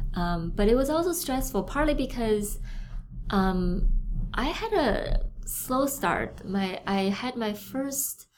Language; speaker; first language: English; non-native, fluent; Chinese